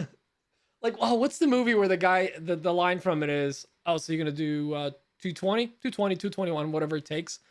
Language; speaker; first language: English; native; English